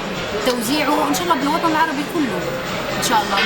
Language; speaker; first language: Arabic; native; Arabic